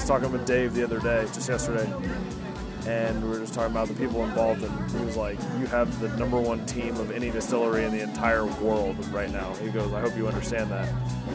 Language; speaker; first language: English; native; English